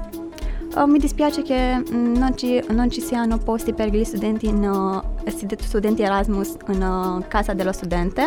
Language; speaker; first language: Italian; non-native, fluent; Romanian